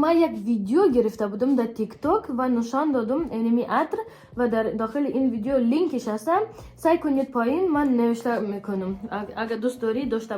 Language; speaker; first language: Persian; early bilingual, heritage; Persian